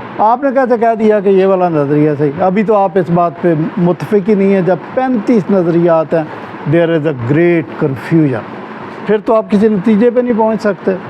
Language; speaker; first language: Urdu; non-native, local second language; Punjabi